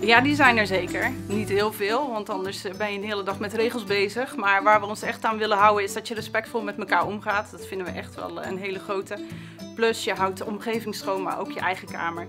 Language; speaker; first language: Dutch; native; Dutch